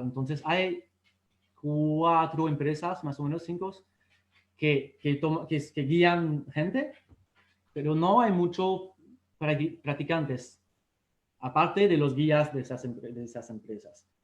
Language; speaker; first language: Spanish; non-native, fluent; French